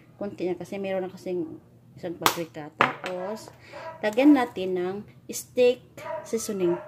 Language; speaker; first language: Filipino; non-native, local second language; Cebuano